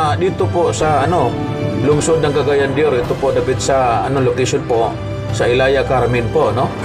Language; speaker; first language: Filipino; non-native, local second language; Cebuano